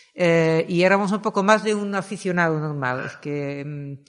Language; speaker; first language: Spanish; non-native, fluent; Dutch